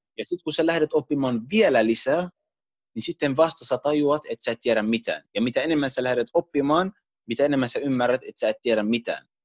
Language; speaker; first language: Finnish; early bilingual, other home language; Arabic